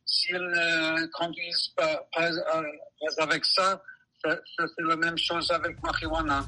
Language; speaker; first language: French; non-native, fluent; English